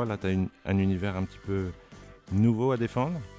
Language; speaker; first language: French; native; French